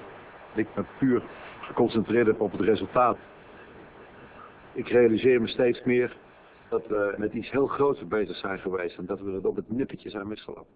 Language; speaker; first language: Dutch; native; Dutch